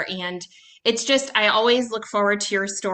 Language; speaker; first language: English; native; English